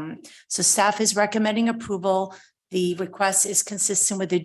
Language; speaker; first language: English; native; English